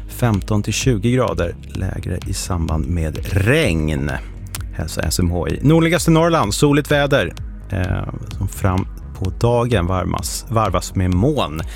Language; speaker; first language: Swedish; native; Swedish